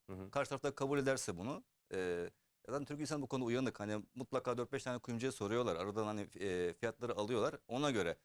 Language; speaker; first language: Turkish; early bilingual, heritage; Turkish